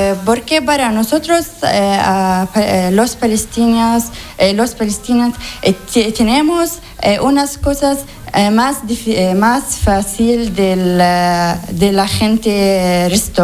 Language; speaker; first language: Spanish; non-native, learner; Arabic